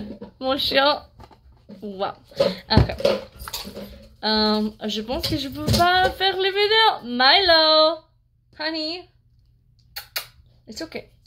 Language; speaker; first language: French; non-native, learner; English